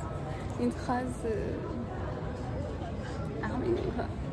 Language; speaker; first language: French; non-native, fluent; Armenian